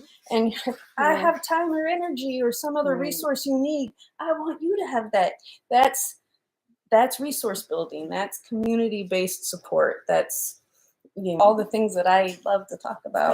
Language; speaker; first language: English; native; English